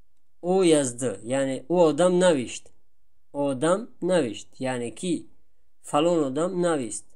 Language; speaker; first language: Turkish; non-native, fluent; Tajik